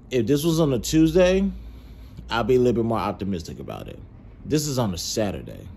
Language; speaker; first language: English; native; English